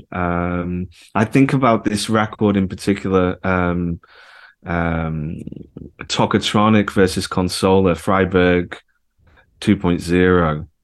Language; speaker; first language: English; native; English